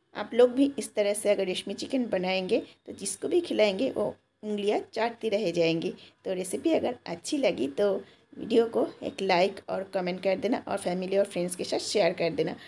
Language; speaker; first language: Hindi; non-native, local second language; Bangla